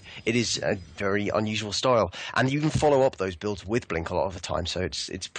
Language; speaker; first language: English; native; English